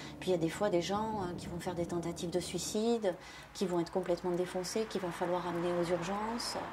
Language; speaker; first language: French; native; French